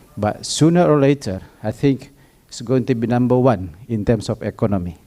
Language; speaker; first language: English; non-native, fluent; Indonesian